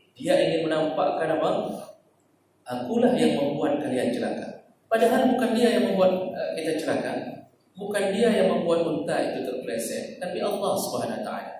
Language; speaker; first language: Malay; non-native, local second language; Achinese